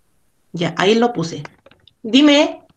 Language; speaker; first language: Spanish; native; Spanish